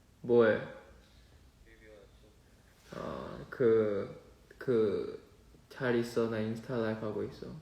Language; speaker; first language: Korean; non-native, fluent; Chinese